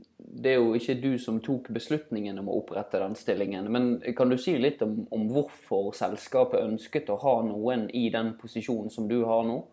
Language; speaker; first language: Norwegian; native; Norwegian